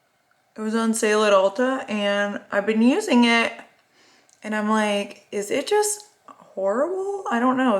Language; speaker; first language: English; native; English